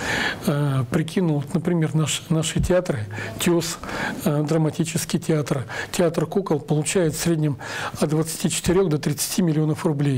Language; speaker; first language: Russian; native; Russian